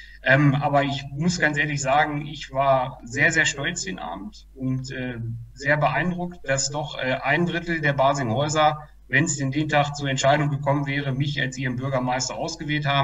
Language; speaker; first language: German; native; German